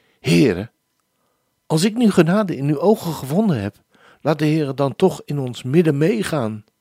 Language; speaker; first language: Dutch; native; Dutch